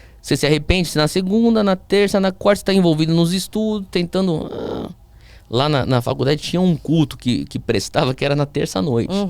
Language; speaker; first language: Portuguese; early bilingual, heritage; Portuguese